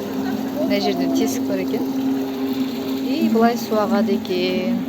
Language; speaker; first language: Kazakh; native; Kazakh